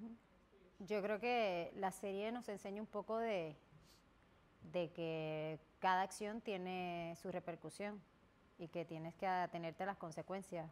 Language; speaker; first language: Spanish; native; Spanish